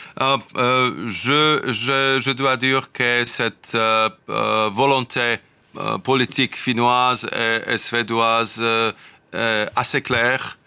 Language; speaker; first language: French; non-native, fluent; Slovak